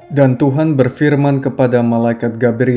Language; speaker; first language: Indonesian; native; Indonesian